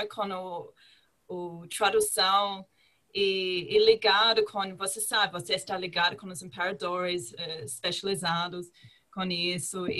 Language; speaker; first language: Portuguese; non-native, fluent; English